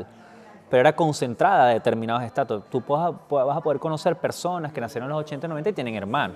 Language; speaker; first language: Spanish; native; Spanish